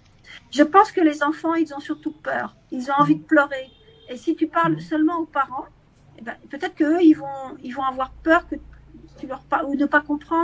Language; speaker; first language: French; native; French